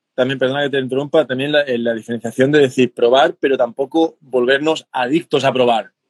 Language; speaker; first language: Spanish; native; Spanish